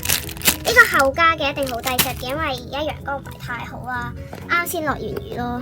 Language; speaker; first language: Cantonese; native; Cantonese